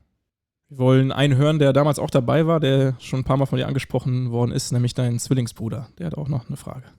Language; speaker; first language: German; native; German